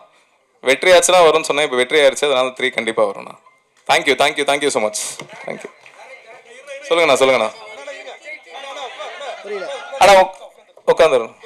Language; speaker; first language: Tamil; native; Tamil